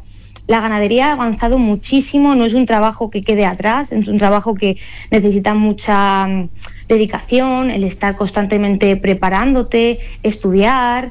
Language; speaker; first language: Spanish; native; Spanish